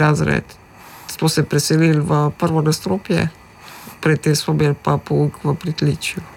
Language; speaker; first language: Slovenian; early bilingual, other home language; Macedonian